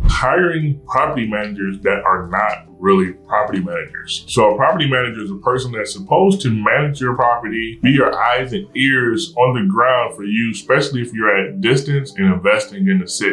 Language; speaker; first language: English; native; English